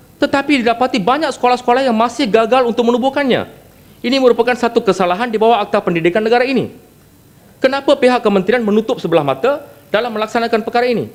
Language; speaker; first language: Malay; non-native, local second language; Tamil